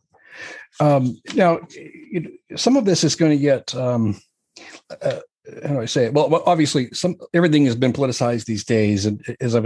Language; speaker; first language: English; native; English